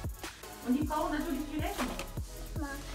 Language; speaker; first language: German; native; German